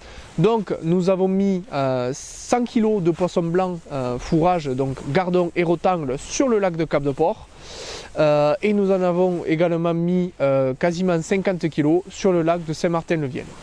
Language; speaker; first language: French; native; French